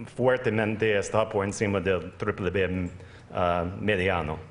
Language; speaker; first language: Spanish; non-native, fluent; English